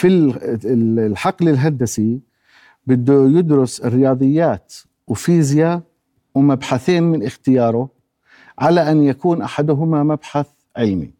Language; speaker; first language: Arabic; native; Arabic